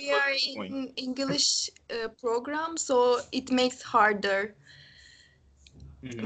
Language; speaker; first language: English; non-native, local second language; Turkish